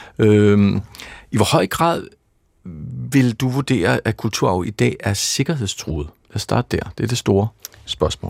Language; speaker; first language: Danish; native; Danish